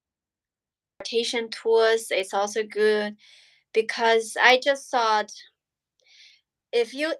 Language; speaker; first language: English; non-native, learner; Chinese